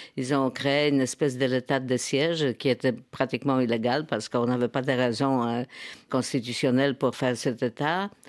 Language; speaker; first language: French; non-native, fluent; Polish